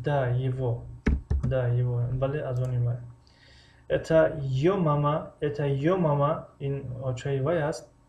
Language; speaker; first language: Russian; non-native, fluent; Tajik